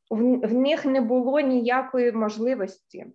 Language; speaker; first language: Ukrainian; non-native, local second language; Russian